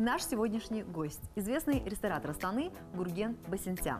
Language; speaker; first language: Russian; native; Russian